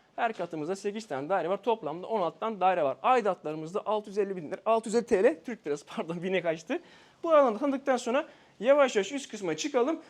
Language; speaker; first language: Turkish; native; Turkish